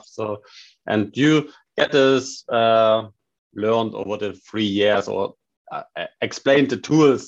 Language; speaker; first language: English; non-native, fluent; German